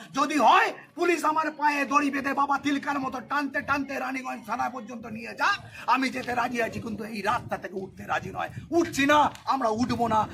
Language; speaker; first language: Bangla; non-native, local second language; Santali